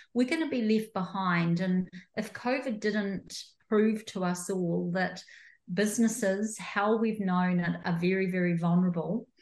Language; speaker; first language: English; native; English